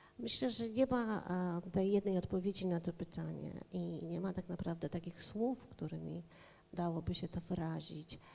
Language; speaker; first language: Polish; native; Polish